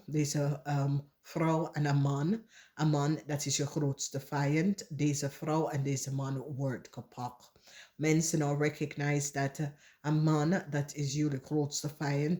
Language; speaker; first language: Dutch; non-native, fluent; English